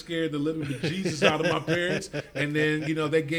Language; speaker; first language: English; native; English